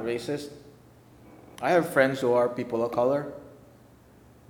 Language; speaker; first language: English; non-native, local second language; Filipino